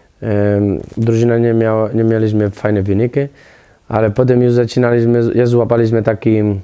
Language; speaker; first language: Polish; non-native, learner; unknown